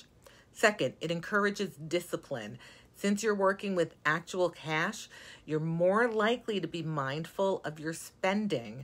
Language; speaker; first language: English; native; English